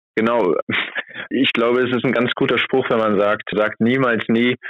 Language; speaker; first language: German; native; German